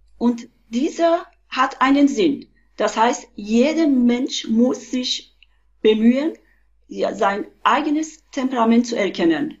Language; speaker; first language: German; non-native, fluent; Persian